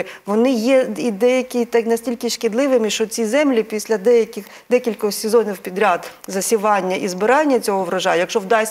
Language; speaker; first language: Ukrainian; native; Ukrainian